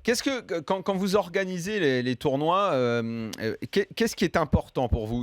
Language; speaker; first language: French; native; French